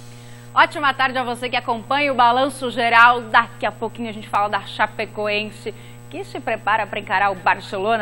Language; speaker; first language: Portuguese; native; Portuguese